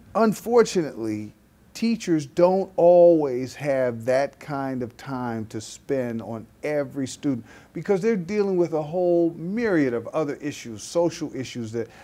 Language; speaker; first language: English; native; English